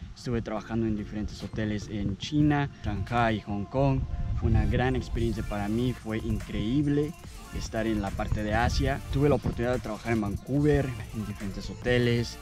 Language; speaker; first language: Spanish; early bilingual, heritage; Spanish